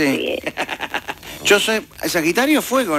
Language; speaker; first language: Spanish; native; Spanish